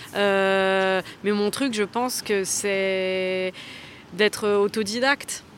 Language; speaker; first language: French; native; French